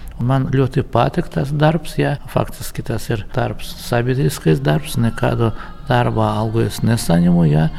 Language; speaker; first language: Latvian; non-native, local second language; Russian